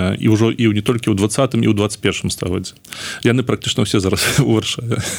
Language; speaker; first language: Belarusian; non-native, local second language; Russian